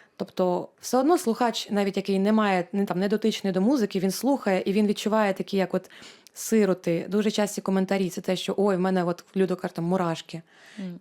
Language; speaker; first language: Ukrainian; non-native, local second language; Russian